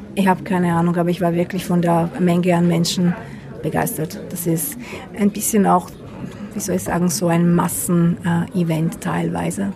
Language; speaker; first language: German; non-native, fluent; Italian